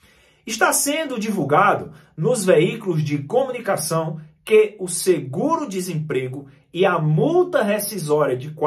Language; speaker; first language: Portuguese; native; Portuguese